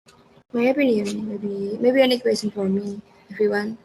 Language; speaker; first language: English; non-native, learner; Indonesian